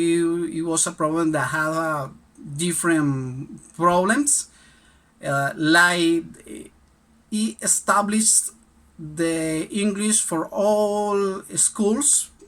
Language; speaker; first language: English; non-native, learner; Spanish